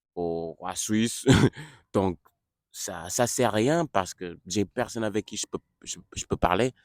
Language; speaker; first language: French; non-native, learner; English